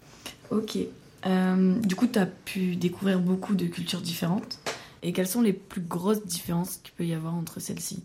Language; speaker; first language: French; native; French